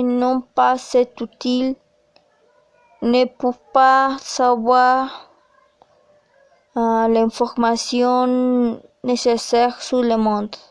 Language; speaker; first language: French; non-native, learner; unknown